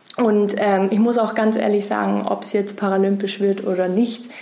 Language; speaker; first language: German; native; German